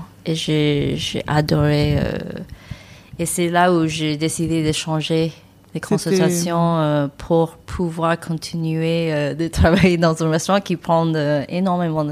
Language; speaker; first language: French; non-native, fluent; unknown